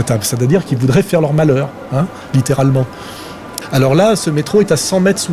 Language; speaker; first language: French; native; French